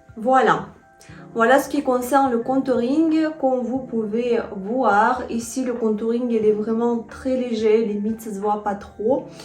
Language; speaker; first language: French; non-native, fluent; Russian